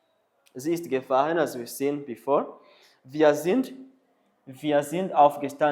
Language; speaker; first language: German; non-native, learner; Kinyarwanda